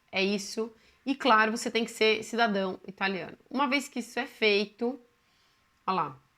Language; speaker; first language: Portuguese; native; Portuguese